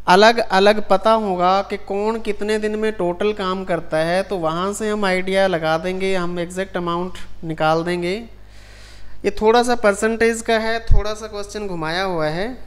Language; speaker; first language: Hindi; non-native, local second language; Punjabi